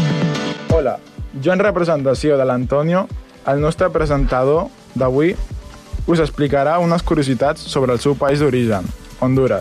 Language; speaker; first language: Catalan; non-native, learner; Spanish